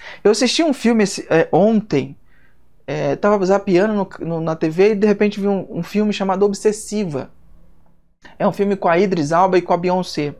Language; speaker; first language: Portuguese; native; Portuguese